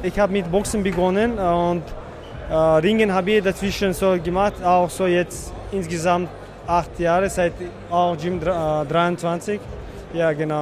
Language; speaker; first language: German; non-native, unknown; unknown